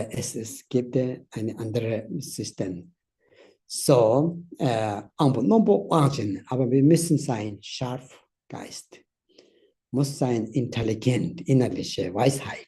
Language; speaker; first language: German; non-native, learner; Tibetan